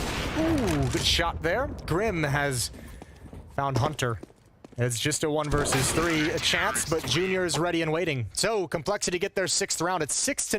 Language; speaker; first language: English; native; English